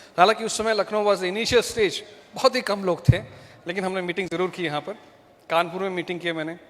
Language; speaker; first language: Hindi; non-native, local second language; Malayalam